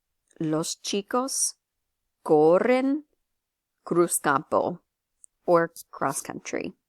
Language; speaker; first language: Spanish; non-native, fluent; English